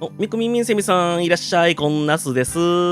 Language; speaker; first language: Japanese; native; Japanese